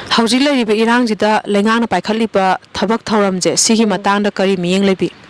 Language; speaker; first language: Manipuri; native; Manipuri